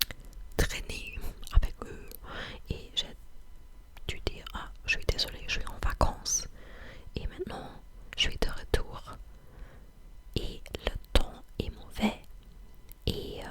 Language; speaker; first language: French; non-native, fluent; English